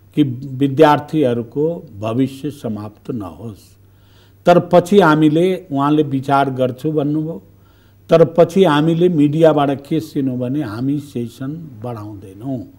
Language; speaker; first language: Nepali; non-native, local second language; Bhojpuri